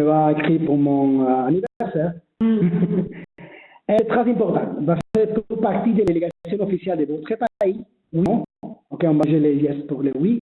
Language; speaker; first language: French; non-native, learner; Spanish